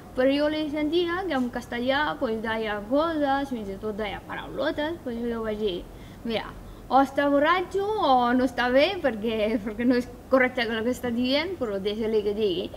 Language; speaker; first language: Catalan; non-native, learner; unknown